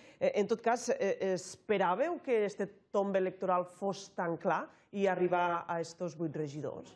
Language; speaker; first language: Catalan; native; Catalan